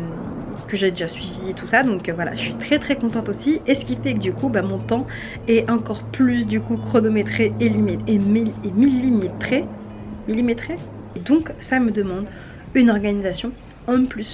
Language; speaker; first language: French; native; French